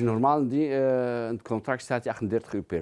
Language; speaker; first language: Dutch; non-native, fluent; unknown